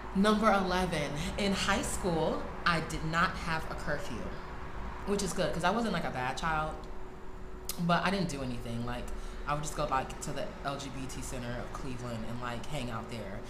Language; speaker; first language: English; native; English